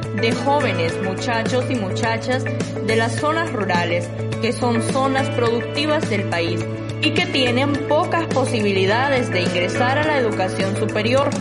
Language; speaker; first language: Spanish; native; Spanish